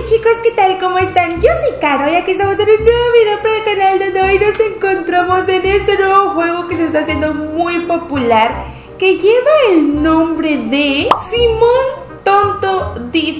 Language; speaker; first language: Spanish; native; Spanish